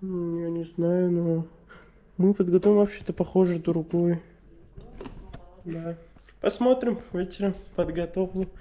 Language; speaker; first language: Russian; non-native, learner; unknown